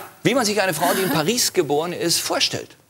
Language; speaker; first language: German; native; German